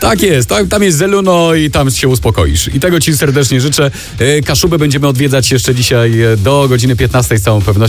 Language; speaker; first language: Polish; native; Polish